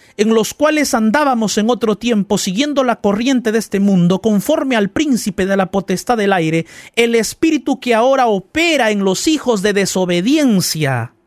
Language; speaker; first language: Spanish; native; Spanish